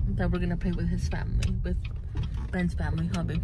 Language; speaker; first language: English; early bilingual, other home language; Spanish